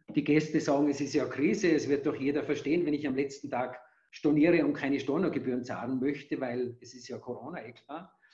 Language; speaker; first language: German; native; German